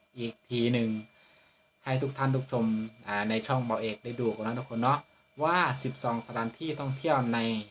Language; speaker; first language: Thai; native; Thai